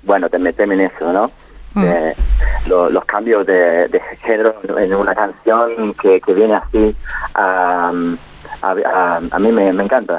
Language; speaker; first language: Spanish; non-native, fluent; English